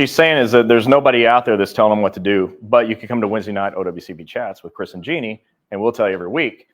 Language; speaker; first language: English; native; English